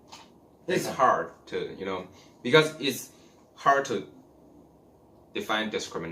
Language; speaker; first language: English; non-native, learner; Chinese